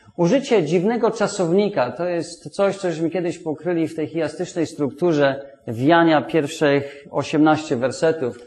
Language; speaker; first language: Polish; non-native, fluent; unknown